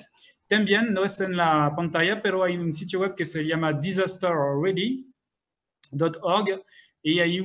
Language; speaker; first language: Spanish; non-native, fluent; French